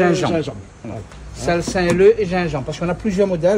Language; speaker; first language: French; non-native, local second language; Réunion Creole French